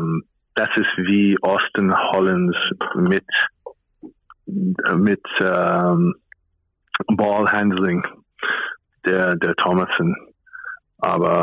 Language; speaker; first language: German; non-native, fluent; English